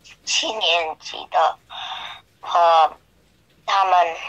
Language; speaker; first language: Chinese; non-native, learner; English